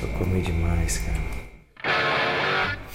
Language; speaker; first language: Portuguese; native; Portuguese